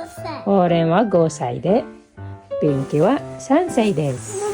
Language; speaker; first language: Japanese; non-native, learner; Filipino